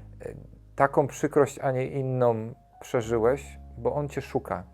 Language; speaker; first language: Polish; native; Polish